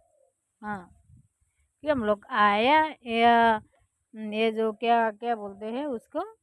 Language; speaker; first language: Hindi; non-native, fluent; Bangla